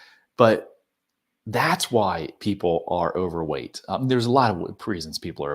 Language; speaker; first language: English; native; English